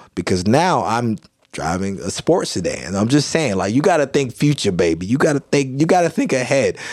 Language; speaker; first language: English; native; English